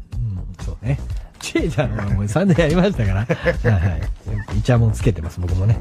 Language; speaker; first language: Japanese; native; Japanese